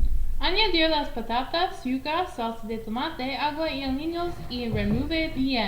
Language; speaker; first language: Spanish; non-native, learner; English